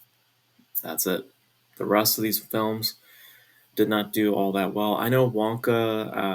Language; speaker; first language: English; native; English